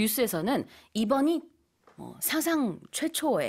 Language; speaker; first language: Korean; native; Korean